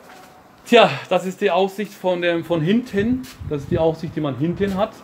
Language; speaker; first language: German; early bilingual, other home language; Turkish